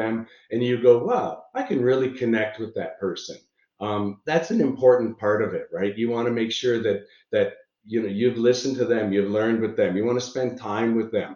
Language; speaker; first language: English; native; English